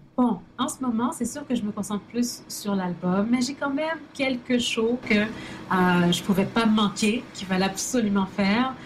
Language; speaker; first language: French; early bilingual, other home language; Haitian Creole